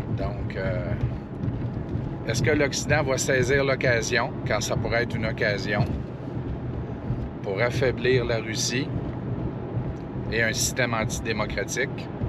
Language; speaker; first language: French; native; French